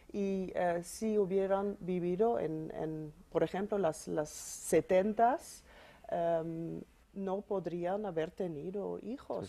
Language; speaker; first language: Spanish; non-native, fluent; Dutch